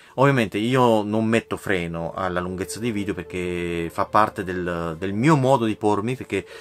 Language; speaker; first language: Italian; native; Italian